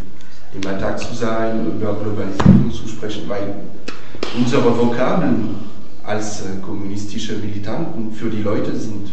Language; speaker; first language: German; non-native, fluent; French